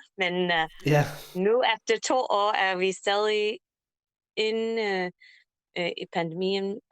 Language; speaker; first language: Danish; non-native, learner; English